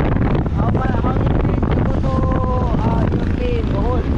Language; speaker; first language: English; non-native, local second language; Cebuano